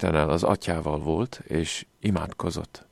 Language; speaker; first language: Hungarian; non-native, fluent; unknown